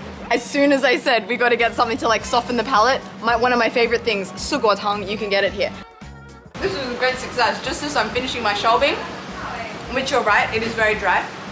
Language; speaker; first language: English; native; English